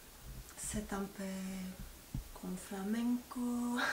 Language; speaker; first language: French; non-native, fluent; Spanish